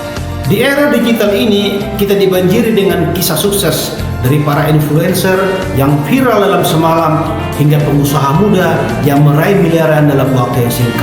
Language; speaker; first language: Indonesian; native; Indonesian